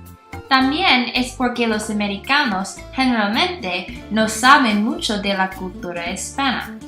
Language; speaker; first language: Spanish; non-native, learner; English